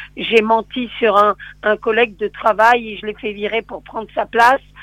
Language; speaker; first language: French; native; French